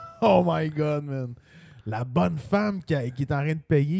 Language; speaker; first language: French; native; French